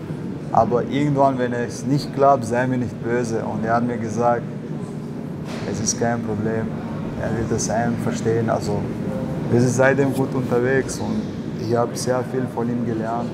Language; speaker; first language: German; non-native, learner; Chechen